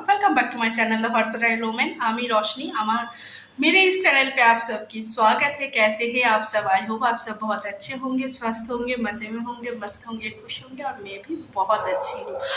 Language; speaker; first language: Hindi; non-native, local second language; Bangla